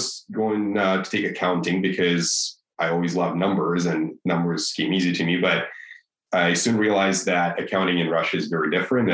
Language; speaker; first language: English; non-native, fluent; Russian